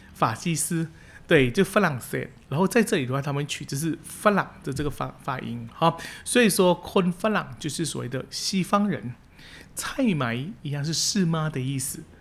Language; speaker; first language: Chinese; early bilingual, heritage; Chinese